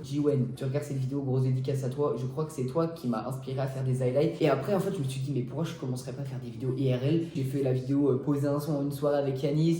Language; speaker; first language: French; native; French